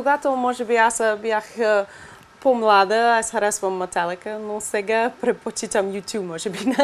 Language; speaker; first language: Bulgarian; non-native, learner; English